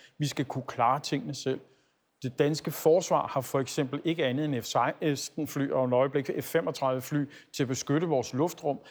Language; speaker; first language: Danish; native; Danish